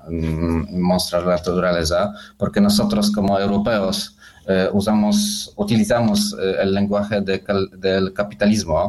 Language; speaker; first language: Spanish; non-native, learner; Polish